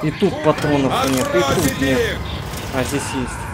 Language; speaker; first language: Russian; native; Russian